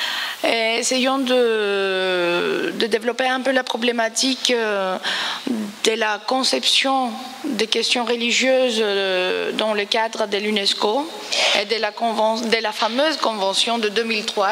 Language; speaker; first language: French; non-native, fluent; Greek